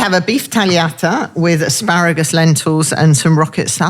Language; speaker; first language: English; native; English